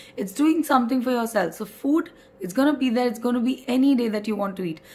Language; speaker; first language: English; non-native, local second language; Hindi